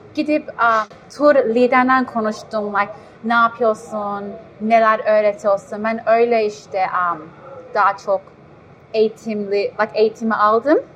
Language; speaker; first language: Turkish; early bilingual, heritage; Turkish